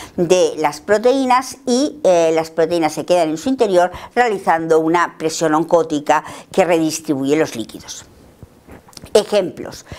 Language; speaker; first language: Spanish; native; Spanish